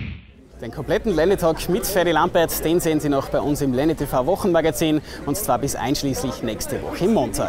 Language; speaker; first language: German; native; German